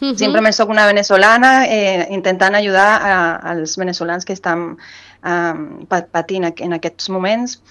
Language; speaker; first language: Catalan; non-native, fluent; Spanish